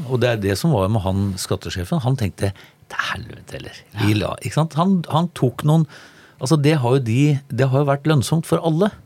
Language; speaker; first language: Norwegian; native; Norwegian